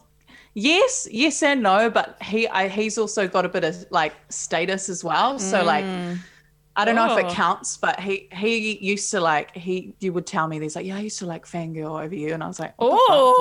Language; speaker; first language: English; native; English